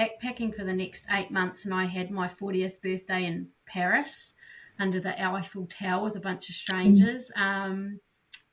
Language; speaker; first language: English; native; English